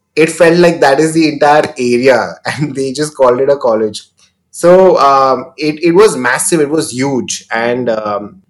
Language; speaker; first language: English; non-native, local second language; Hindi